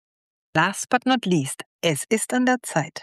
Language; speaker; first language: German; native; German